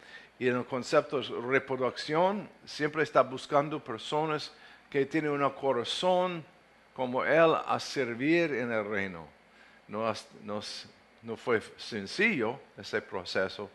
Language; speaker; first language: Spanish; non-native, fluent; English